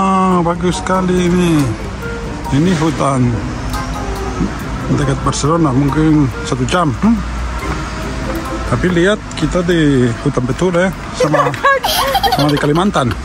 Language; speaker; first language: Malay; non-native, learner; Spanish